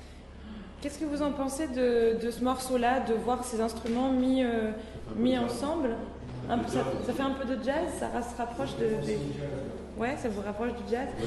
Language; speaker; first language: French; native; French